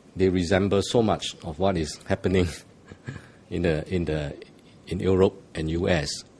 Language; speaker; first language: English; non-native, local second language; Chinese